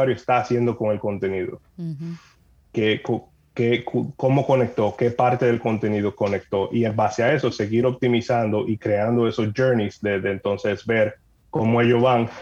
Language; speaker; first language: Spanish; native; Spanish